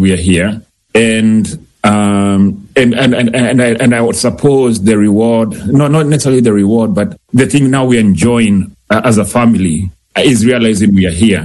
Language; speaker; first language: English; non-native, local second language; Kikuyu